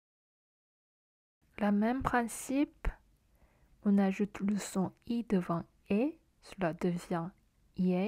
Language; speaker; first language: French; non-native, fluent; Korean